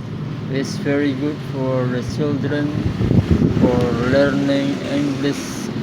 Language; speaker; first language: English; non-native, learner; Indonesian